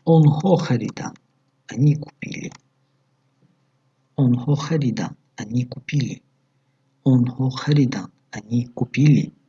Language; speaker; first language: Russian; non-native, local second language; Tajik